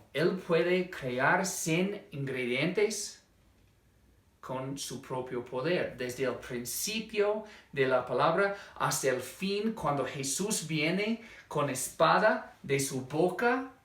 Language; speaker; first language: Spanish; non-native, fluent; English